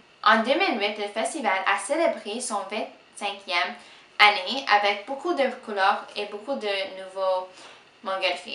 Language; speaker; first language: French; non-native, local second language; English